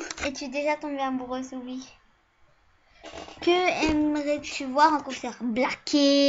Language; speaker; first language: French; early bilingual, other home language; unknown